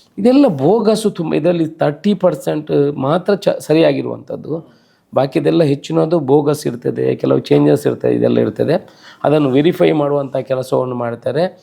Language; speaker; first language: Kannada; non-native, local second language; Tulu